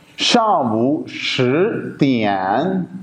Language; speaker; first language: Chinese; non-native, fluent; Urdu